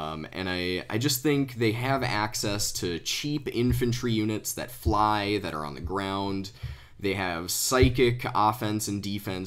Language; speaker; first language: English; native; English